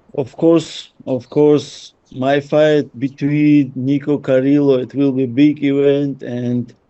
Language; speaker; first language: English; non-native, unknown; Russian